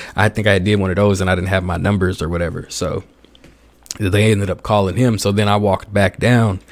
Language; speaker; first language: English; native; English